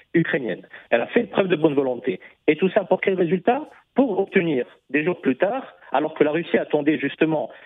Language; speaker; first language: French; non-native, fluent; Russian